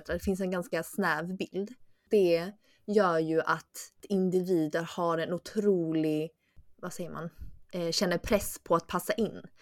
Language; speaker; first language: Swedish; early bilingual, other home language; Chinese